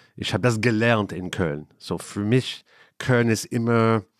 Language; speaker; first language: German; non-native, learner; English